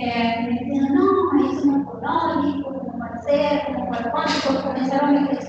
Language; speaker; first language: Portuguese; non-native, learner; Spanish